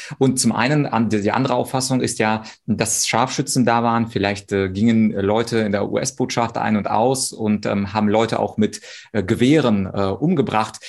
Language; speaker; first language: German; early bilingual, other home language; Russian